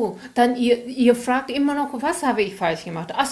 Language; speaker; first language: German; non-native, learner; Korean